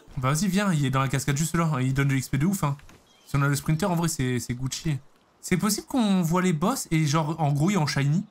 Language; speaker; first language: French; native; French